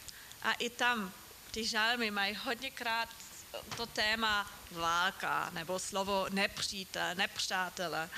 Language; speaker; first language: Czech; non-native, fluent; German